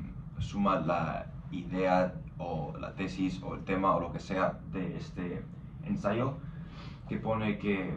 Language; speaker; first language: Spanish; non-native, fluent; English